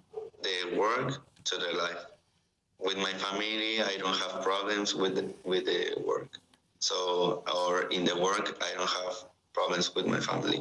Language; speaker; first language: English; non-native, learner; Spanish